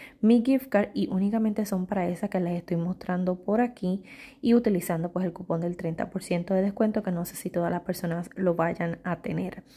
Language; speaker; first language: Spanish; native; Spanish